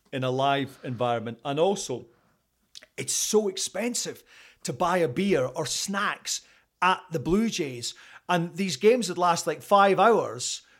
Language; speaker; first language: English; native; English